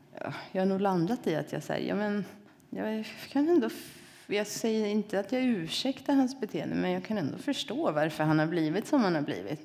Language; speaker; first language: Swedish; native; Swedish